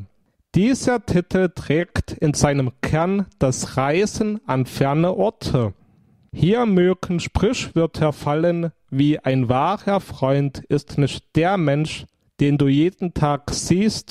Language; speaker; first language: German; native; German